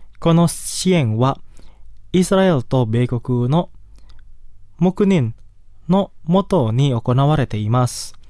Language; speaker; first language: Japanese; non-native, fluent; Indonesian